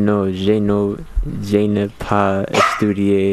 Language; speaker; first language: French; non-native, learner; English